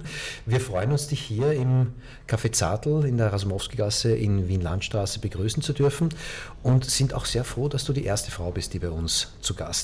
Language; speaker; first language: German; native; German